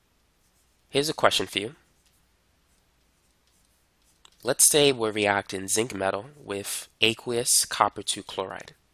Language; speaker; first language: English; native; English